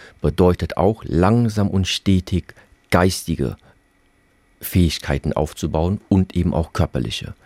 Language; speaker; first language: German; early bilingual, other home language; Vietnamese